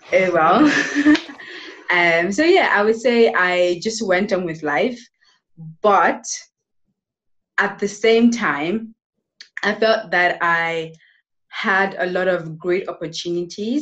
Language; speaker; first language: English; non-native, local second language; Yoruba